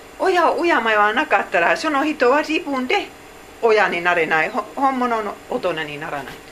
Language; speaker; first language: Japanese; non-native, fluent; Finnish